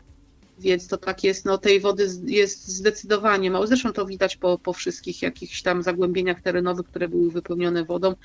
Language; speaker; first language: Polish; native; Polish